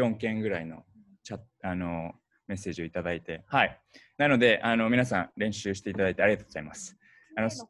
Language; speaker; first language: Japanese; early bilingual, heritage; Japanese